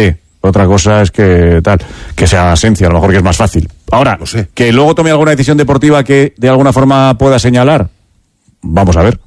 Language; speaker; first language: Spanish; native; Spanish